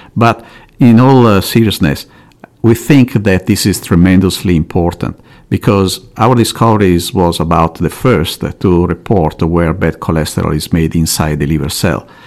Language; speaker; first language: English; non-native, fluent; Italian